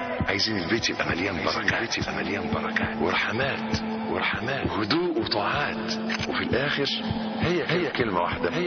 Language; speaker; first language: Arabic; native; Arabic